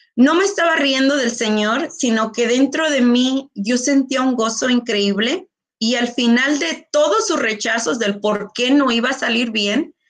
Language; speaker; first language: Spanish; early bilingual, heritage; Spanish